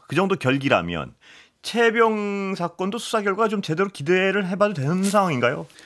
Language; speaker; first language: Korean; native; Korean